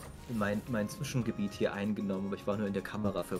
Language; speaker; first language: German; native; German